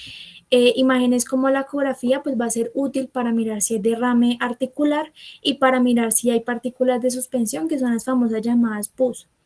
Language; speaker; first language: Spanish; native; Spanish